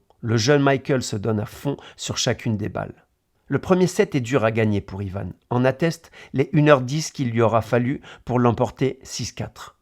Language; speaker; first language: French; native; French